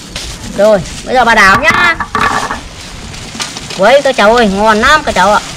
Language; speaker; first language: Vietnamese; native; Vietnamese